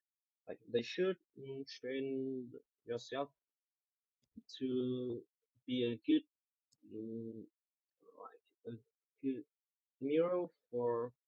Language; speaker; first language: English; non-native, learner; Vietnamese